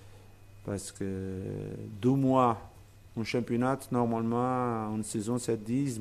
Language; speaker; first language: French; non-native, fluent; Portuguese